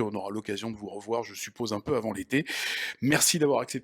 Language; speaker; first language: French; native; French